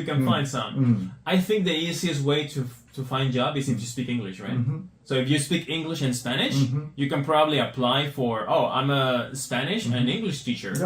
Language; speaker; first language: English; non-native, fluent; Spanish